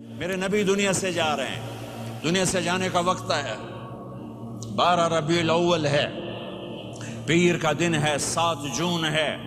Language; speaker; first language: Urdu; non-native, local second language; Punjabi